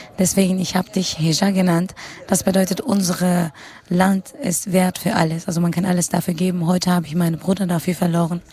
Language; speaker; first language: German; non-native, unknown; Kurdish